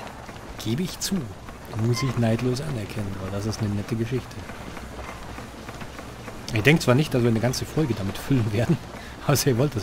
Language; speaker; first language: German; native; German